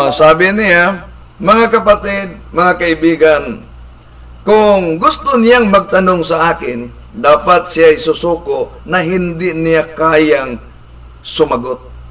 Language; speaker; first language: Filipino; non-native, local second language; Cebuano